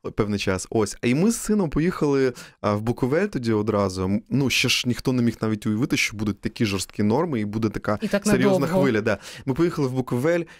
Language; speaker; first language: Ukrainian; native; Ukrainian